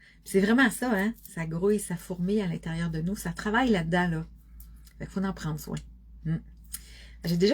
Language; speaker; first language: French; native; French